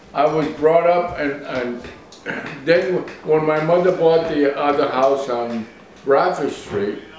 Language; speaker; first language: English; native; English